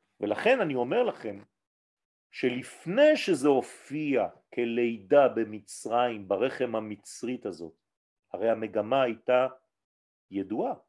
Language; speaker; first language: Hebrew; non-native, fluent; French